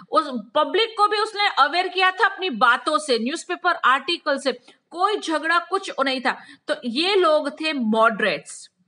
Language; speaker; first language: Hindi; non-native, local second language; Gujarati